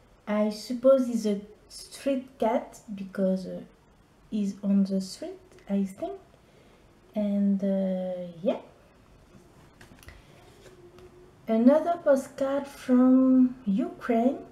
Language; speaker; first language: English; non-native, learner; French